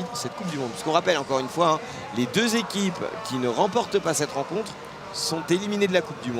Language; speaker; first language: French; native; French